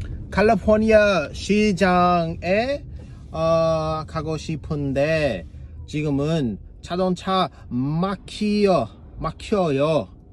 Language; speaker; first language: Korean; non-native, learner; English